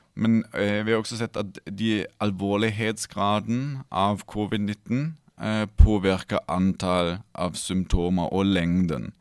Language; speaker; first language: Norwegian; non-native, fluent; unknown